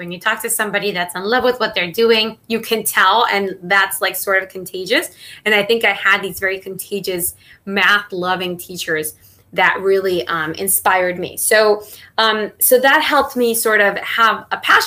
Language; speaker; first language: English; non-native, fluent; Spanish